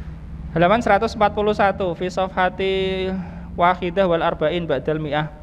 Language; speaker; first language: Arabic; non-native, fluent; Indonesian